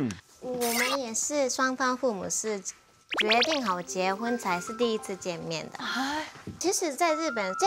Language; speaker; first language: Chinese; non-native, fluent; Japanese